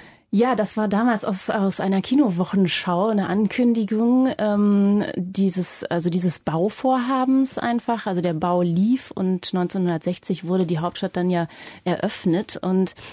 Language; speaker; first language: German; native; German